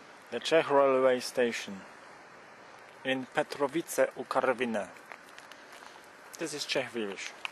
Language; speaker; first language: English; non-native, learner; Polish